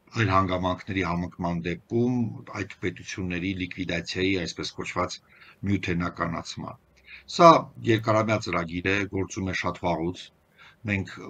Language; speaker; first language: Armenian; native; Armenian